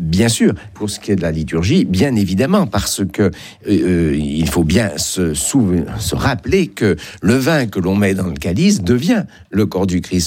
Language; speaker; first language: French; native; French